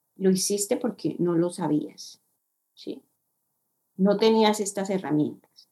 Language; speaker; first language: Spanish; native; Spanish